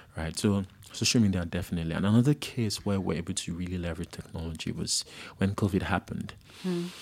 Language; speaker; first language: English; non-native, local second language; Yoruba